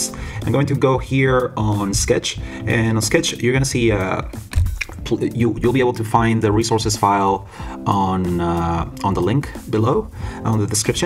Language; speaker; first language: English; non-native, fluent; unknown